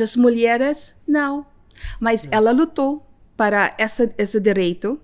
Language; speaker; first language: Portuguese; non-native, fluent; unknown